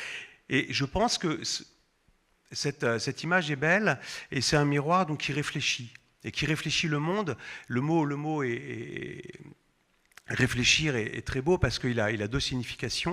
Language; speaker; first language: French; native; French